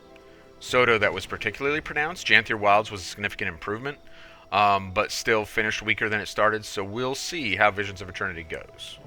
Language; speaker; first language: English; native; English